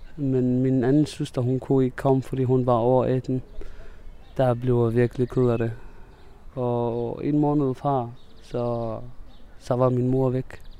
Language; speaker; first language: Danish; non-native, fluent; Arabic